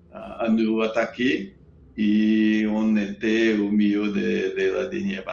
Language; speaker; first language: French; non-native, learner; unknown